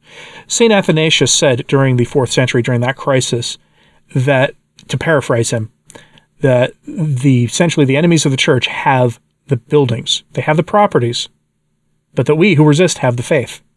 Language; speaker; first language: English; native; English